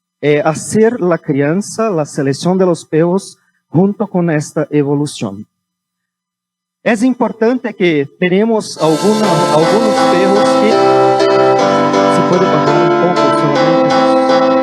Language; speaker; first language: Spanish; non-native, fluent; Portuguese